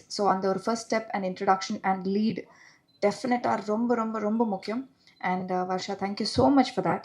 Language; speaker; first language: Tamil; non-native, learner; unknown